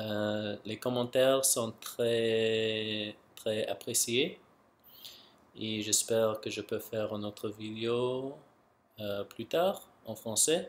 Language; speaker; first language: French; non-native, local second language; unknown